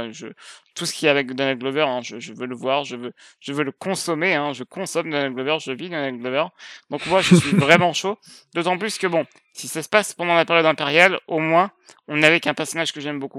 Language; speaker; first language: French; native; French